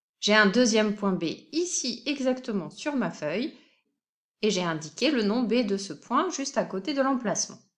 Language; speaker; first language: French; native; French